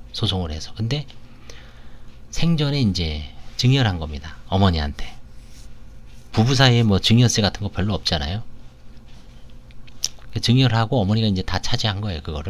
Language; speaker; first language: Korean; native; Korean